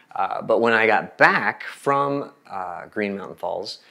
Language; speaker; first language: English; native; English